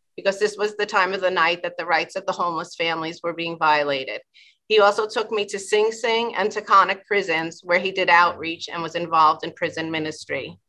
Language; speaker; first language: English; native; English